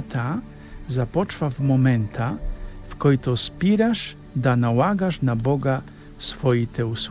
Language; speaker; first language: Bulgarian; non-native, fluent; Polish